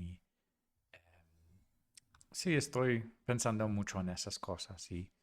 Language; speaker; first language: Spanish; non-native, fluent; English